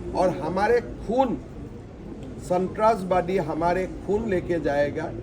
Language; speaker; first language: Hindi; non-native, local second language; Assamese